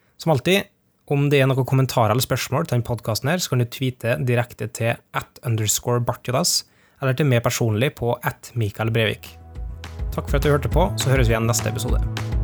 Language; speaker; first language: Norwegian; native; Norwegian